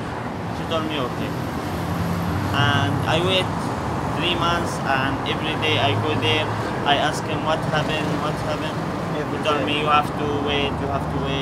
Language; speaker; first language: English; non-native, learner; Arabic